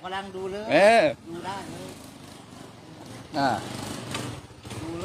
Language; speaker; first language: Thai; native; Thai